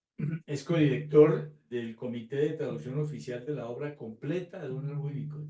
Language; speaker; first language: Spanish; native; Spanish